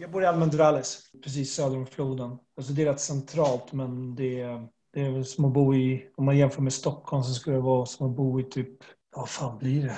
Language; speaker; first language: Swedish; native; Swedish